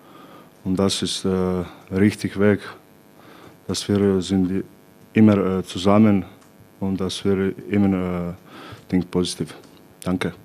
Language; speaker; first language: German; non-native, learner; Croatian